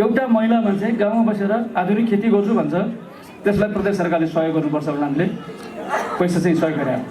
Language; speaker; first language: Nepali; non-native, local second language; Gurung